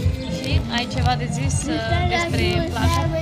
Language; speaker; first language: Romanian; non-native, fluent; Bulgarian